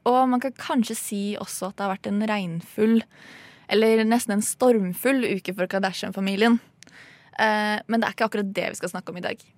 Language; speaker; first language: Norwegian; native; Norwegian